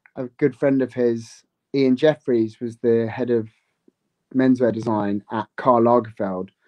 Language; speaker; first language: English; native; English